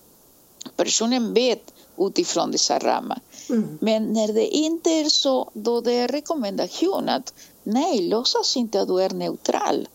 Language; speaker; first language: Swedish; non-native, fluent; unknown